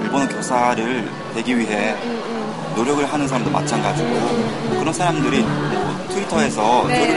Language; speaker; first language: Korean; non-native, fluent; Japanese